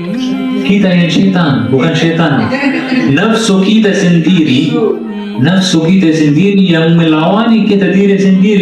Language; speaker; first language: Indonesian; non-native, fluent; Arabic